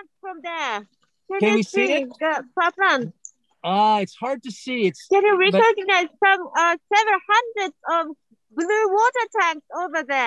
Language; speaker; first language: English; non-native, learner; Japanese